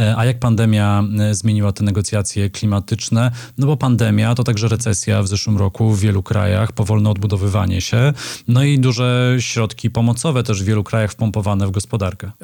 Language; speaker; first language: Polish; native; Polish